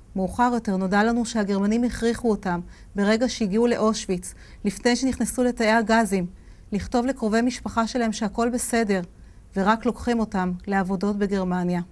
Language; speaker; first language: Hebrew; native; Hebrew